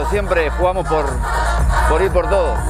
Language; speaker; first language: Spanish; native; Spanish